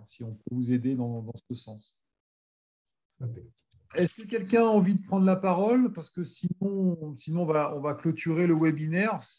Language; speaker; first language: French; native; French